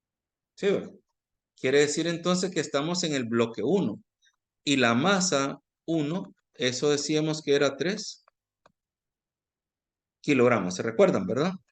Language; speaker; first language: Spanish; native; Spanish